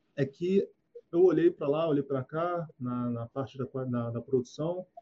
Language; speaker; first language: Portuguese; native; Portuguese